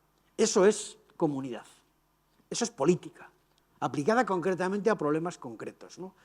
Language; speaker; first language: Spanish; native; Spanish